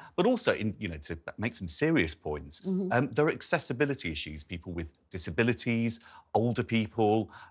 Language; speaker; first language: English; native; English